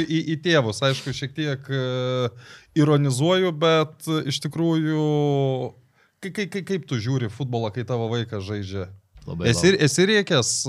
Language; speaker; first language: Lithuanian; native; Lithuanian